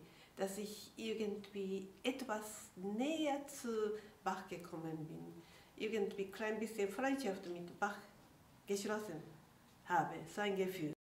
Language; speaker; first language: German; non-native, fluent; Japanese